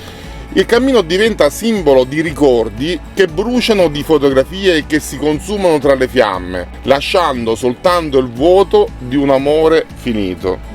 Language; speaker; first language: Italian; native; Italian